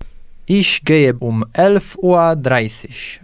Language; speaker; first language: German; non-native, learner; Polish